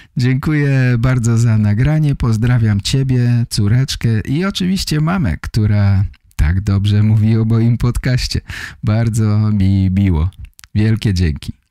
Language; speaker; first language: Polish; native; Polish